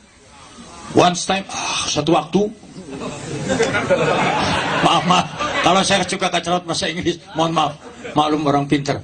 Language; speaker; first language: Indonesian; non-native, local second language; Sundanese